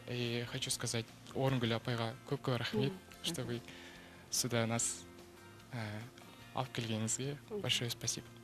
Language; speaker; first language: Russian; non-native, local second language; Kazakh